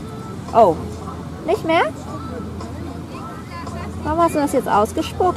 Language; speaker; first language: German; native; German